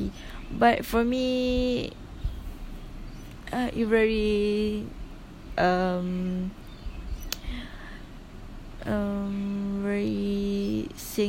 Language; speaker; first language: English; non-native, local second language; Malay